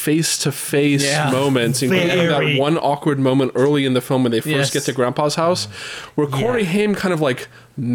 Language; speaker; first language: English; native; English